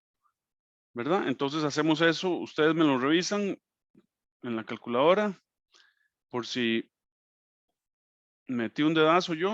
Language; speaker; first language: Spanish; native; Spanish